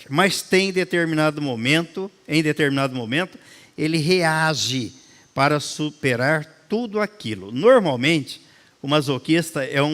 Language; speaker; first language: Portuguese; native; Portuguese